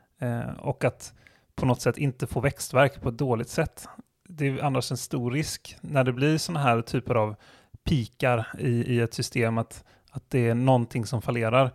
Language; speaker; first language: Swedish; native; Swedish